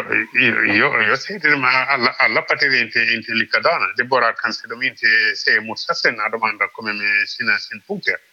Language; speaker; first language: Swedish; non-native, fluent; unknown